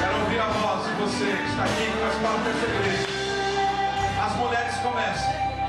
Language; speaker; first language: Portuguese; native; Portuguese